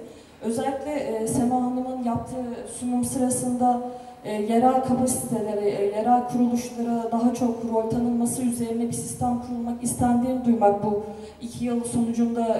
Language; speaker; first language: Turkish; native; Turkish